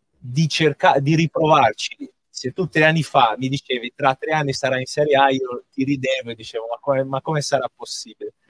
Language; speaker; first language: Italian; non-native, fluent; Portuguese